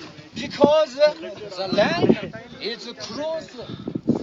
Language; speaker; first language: English; non-native, learner; Chinese